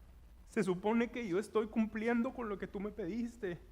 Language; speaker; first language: Spanish; native; Spanish